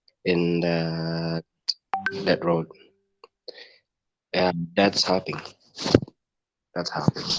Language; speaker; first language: English; non-native, learner; Indonesian